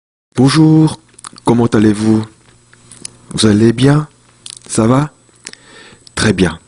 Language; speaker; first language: French; non-native, fluent; Korean